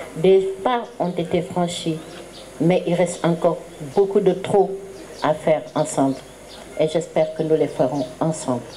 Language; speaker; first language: French; non-native, local second language; Wolof